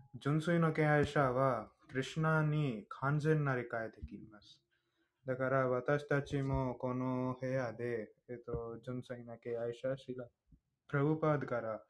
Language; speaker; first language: Japanese; non-native, fluent; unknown